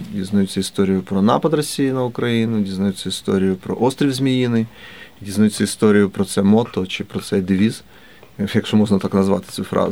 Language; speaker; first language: Ukrainian; native; Ukrainian